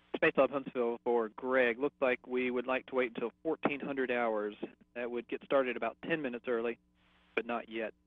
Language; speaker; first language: English; native; English